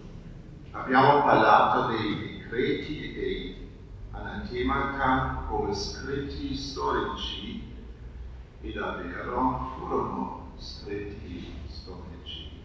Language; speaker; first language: Italian; non-native, fluent; German